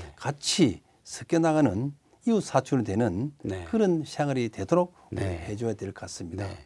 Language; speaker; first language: Korean; native; Korean